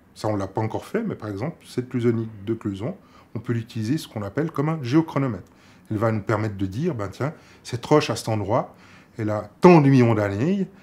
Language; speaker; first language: French; native; French